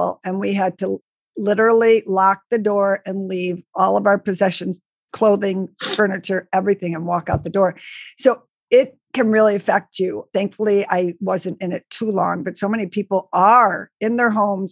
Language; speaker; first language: English; native; English